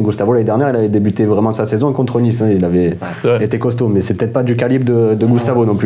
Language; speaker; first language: French; native; French